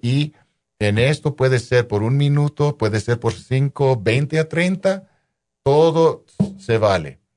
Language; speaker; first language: Spanish; non-native, local second language; English